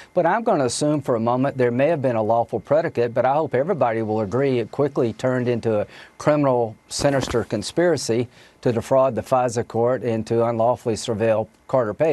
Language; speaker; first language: English; native; English